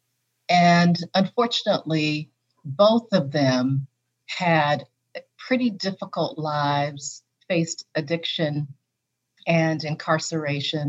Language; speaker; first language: English; native; English